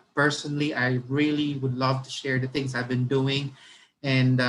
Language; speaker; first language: English; non-native, local second language; Filipino